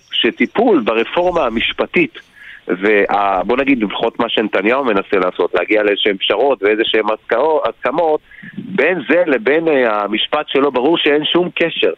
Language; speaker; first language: Hebrew; native; Hebrew